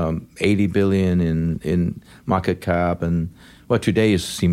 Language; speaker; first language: English; non-native, local second language; Cantonese